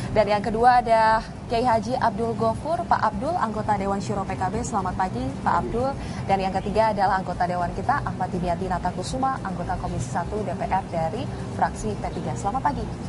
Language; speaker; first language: Indonesian; native; Indonesian